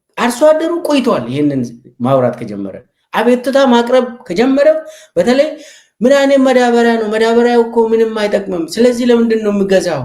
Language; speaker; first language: Amharic; non-native, local second language; Oromo